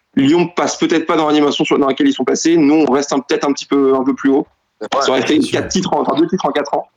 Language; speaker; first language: French; native; French